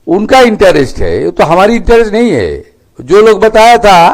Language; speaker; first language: Hindi; non-native, local second language; Bangla